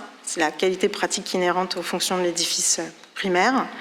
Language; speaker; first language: French; native; French